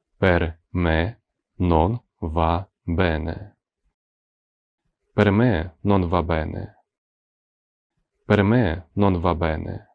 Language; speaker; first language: Italian; non-native, learner; Ukrainian